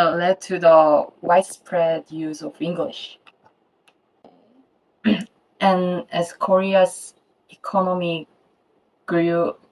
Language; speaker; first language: English; non-native, fluent; Korean